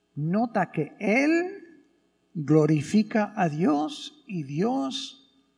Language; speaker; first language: Spanish; early bilingual, other home language; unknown